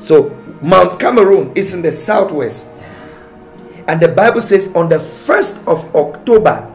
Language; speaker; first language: English; native; English